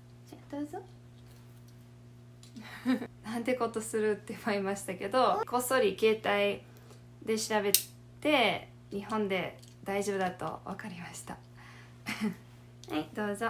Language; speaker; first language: Japanese; non-native, fluent; English